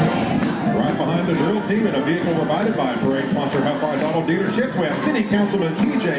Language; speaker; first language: English; native; English